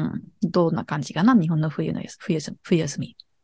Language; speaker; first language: Japanese; non-native, learner; German